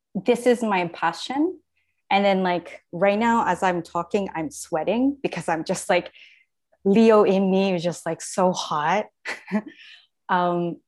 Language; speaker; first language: English; non-native, fluent; Japanese